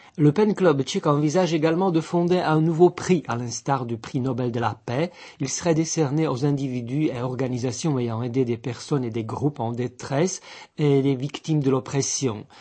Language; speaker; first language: French; non-native, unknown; Czech